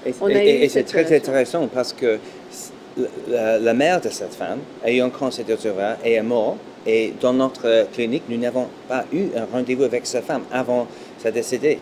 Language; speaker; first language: French; non-native, fluent; English